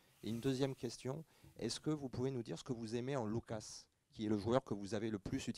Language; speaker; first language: French; native; French